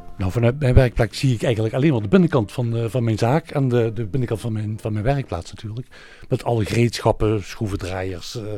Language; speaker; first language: Dutch; native; Dutch